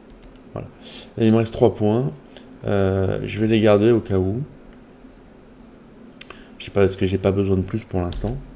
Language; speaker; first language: French; native; French